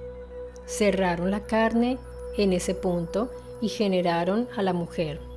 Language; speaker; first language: Spanish; non-native, fluent; Italian